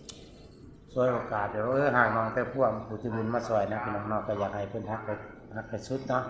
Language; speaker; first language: Thai; non-native, local second language; Northeastern Thai